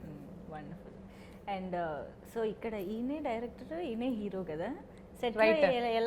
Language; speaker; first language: Telugu; native; Telugu